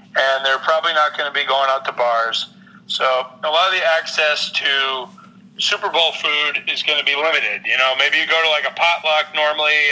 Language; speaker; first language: English; native; English